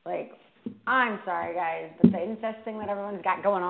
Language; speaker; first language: English; native; English